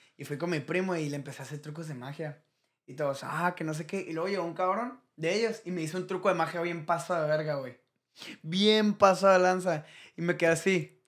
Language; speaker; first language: Spanish; native; Spanish